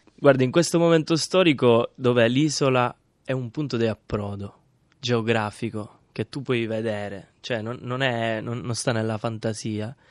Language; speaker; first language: Italian; native; Italian